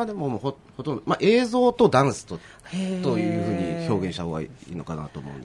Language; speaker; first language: Japanese; native; Japanese